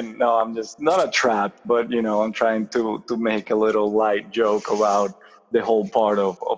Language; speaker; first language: English; non-native, fluent; Spanish